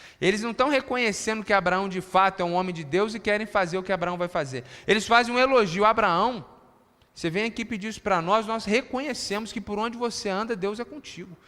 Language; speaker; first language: Portuguese; native; Portuguese